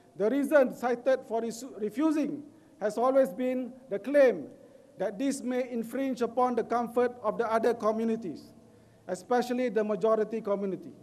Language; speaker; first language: English; non-native, local second language; Malay